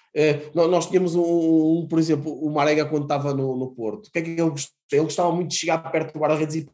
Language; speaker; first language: Portuguese; native; Portuguese